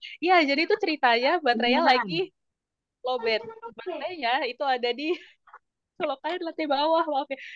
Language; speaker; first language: Indonesian; native; Indonesian